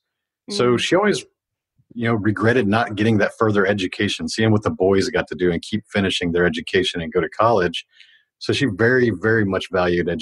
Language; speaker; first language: English; native; English